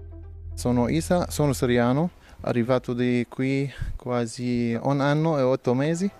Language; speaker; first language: Italian; non-native, learner; Arabic